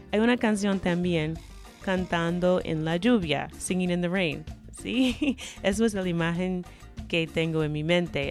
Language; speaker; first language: Spanish; non-native, fluent; English